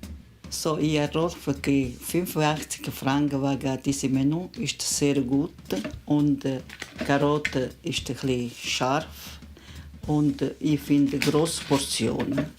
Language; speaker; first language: German; non-native, learner; Italian